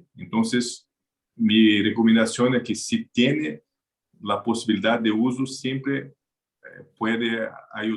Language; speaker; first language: Spanish; non-native, learner; Portuguese